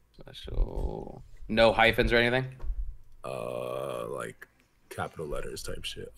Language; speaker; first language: English; native; English